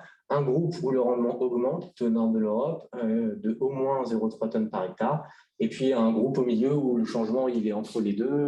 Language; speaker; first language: French; native; French